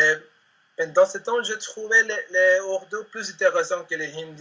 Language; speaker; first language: French; non-native, learner; Spanish